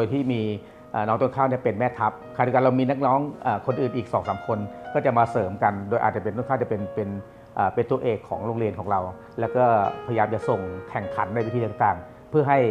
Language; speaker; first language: Thai; native; Thai